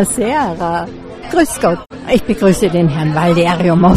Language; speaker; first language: German; native; German